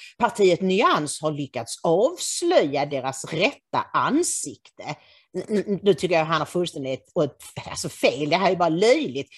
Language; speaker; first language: Swedish; native; Swedish